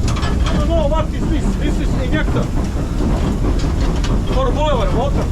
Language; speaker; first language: English; non-native, learner; Bosnian